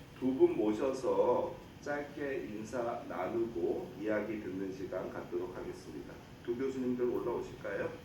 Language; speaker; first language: Korean; native; Korean